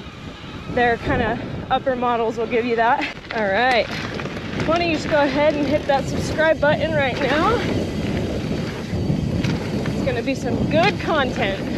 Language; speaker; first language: English; native; English